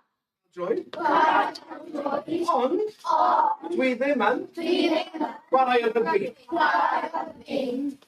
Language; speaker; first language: Welsh; non-native, local second language; English